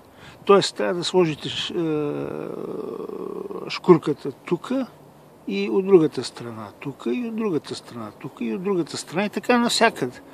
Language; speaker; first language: Bulgarian; native; Bulgarian